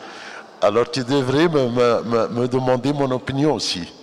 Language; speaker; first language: French; non-native, fluent; Arabic